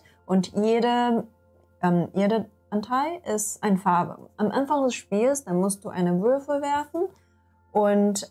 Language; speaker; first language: German; non-native, learner; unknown